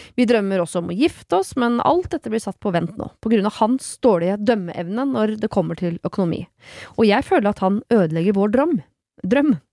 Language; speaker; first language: Norwegian; native; Norwegian